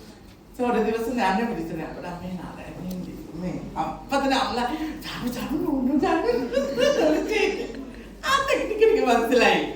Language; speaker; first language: Malayalam; non-native, local second language; Assamese